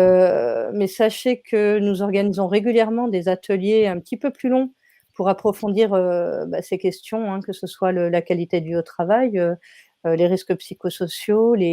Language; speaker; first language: French; native; French